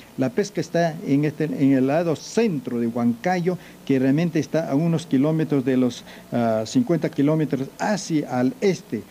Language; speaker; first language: Spanish; native; Spanish